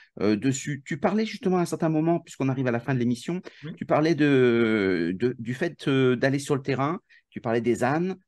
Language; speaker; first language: French; native; French